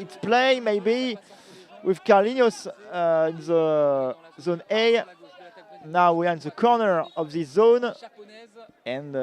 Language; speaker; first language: English; non-native, learner; French